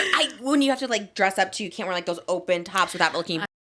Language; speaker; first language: English; native; English